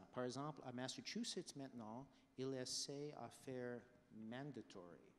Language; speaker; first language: French; non-native, fluent; English